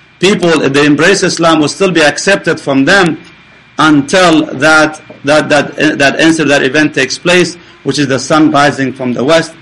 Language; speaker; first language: English; non-native, fluent; Arabic